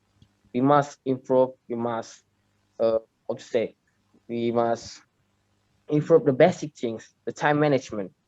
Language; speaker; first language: English; non-native, learner; Indonesian